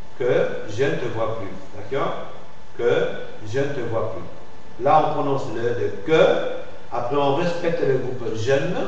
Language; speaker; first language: French; non-native, fluent; Spanish